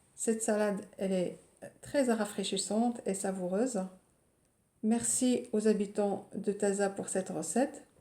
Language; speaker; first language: French; non-native, local second language; Arabic